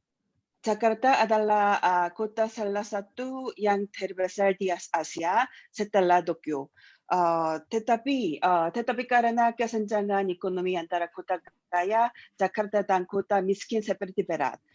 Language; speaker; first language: Indonesian; non-native, learner; Korean